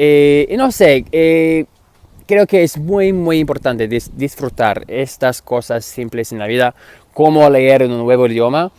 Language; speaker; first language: Spanish; non-native, fluent; English